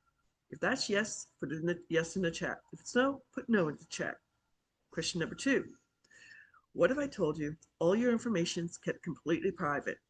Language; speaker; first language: English; native; English